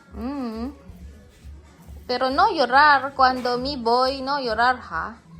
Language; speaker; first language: Spanish; non-native, learner; Filipino